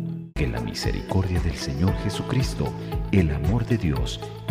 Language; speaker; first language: Spanish; native; Spanish